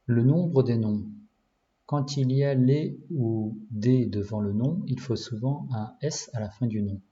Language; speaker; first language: French; non-native, learner; Japanese